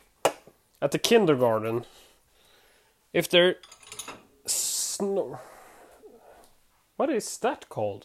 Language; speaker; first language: English; non-native, fluent; Swedish